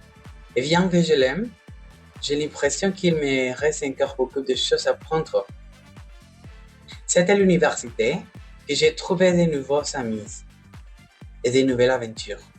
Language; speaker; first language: French; non-native, learner; Spanish